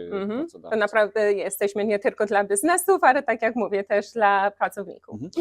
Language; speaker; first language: Polish; early bilingual, heritage; Polish